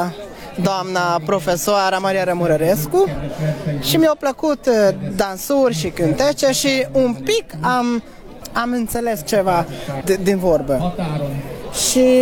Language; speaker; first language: Romanian; non-native, local second language; Hungarian